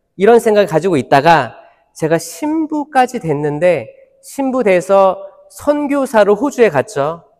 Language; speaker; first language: Korean; native; Korean